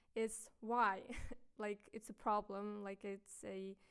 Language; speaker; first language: English; non-native, fluent; Ukrainian